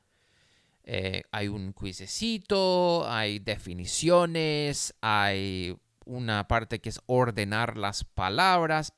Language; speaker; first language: Spanish; non-native, fluent; English